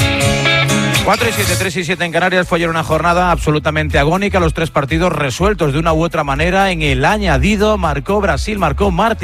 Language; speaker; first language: Spanish; native; Spanish